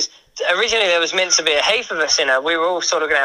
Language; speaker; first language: English; native; English